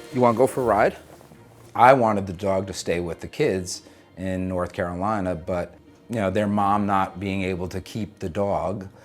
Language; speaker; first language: English; native; English